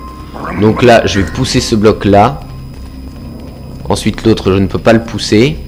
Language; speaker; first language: French; native; French